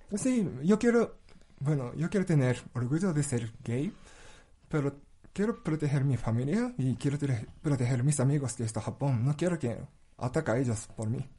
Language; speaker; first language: Spanish; non-native, fluent; Japanese